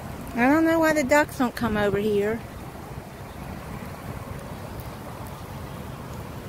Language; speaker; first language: English; native; English